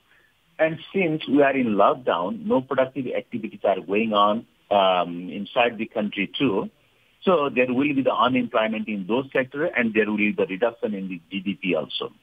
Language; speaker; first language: English; non-native, fluent; Nepali